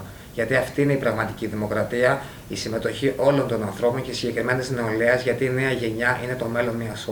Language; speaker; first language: Greek; native; Greek